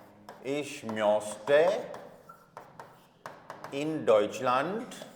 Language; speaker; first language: German; non-native, fluent; Hindi